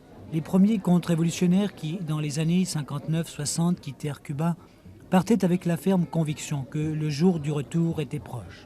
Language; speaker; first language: French; native; French